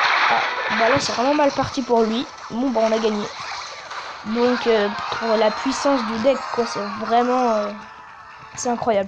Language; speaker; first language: French; native; French